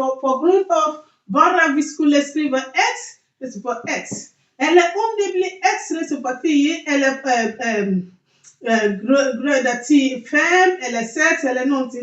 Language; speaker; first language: Swedish; non-native, learner; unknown